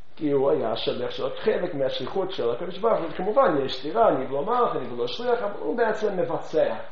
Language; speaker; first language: Hebrew; non-native, fluent; English